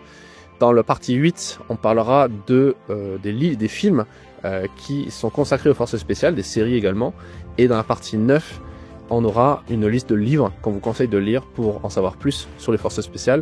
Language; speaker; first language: French; native; French